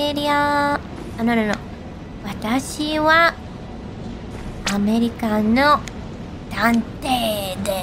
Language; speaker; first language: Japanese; non-native, learner; English